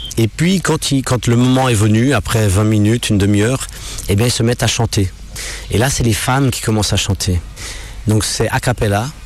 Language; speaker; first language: French; non-native, local second language; English